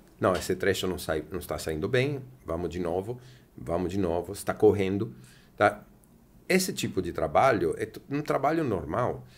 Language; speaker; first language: Portuguese; non-native, fluent; Italian